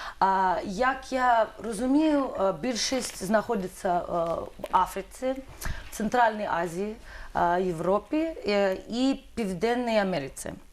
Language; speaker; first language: Ukrainian; non-native, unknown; Russian